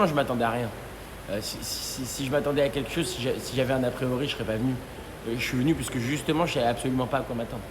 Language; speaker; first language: French; native; French